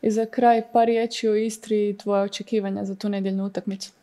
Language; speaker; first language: Serbian; native; Serbian